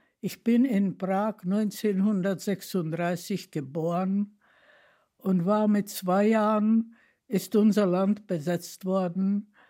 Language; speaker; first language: German; non-native, fluent; Czech